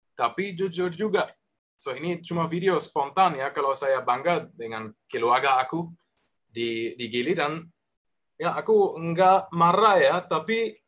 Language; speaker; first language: Indonesian; non-native, learner; German